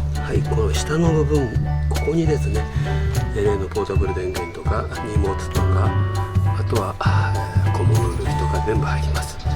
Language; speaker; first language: Japanese; native; Japanese